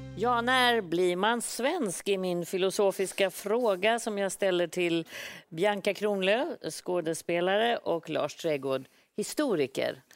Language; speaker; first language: Swedish; native; Swedish